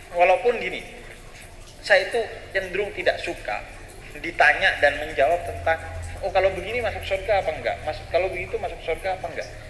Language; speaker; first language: Indonesian; non-native, local second language; Madurese